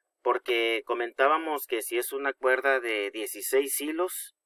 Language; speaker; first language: Spanish; native; Spanish